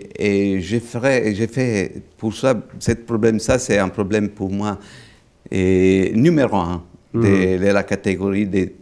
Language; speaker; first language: French; non-native, fluent; Italian